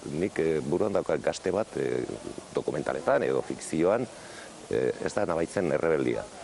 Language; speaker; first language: Basque; non-native, local second language; Spanish